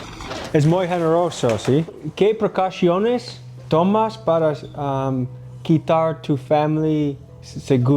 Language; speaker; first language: Spanish; non-native, learner; English